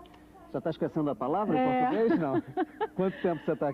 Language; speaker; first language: Portuguese; native; Portuguese